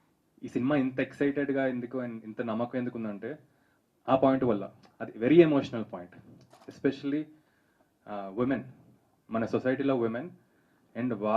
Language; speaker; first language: Telugu; native; Telugu